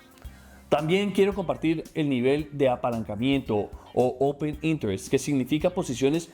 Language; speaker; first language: Spanish; native; Spanish